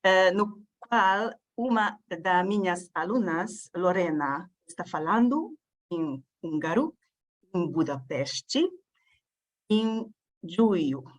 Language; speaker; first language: Portuguese; non-native, fluent; Hungarian